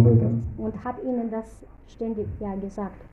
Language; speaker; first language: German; non-native, fluent; Russian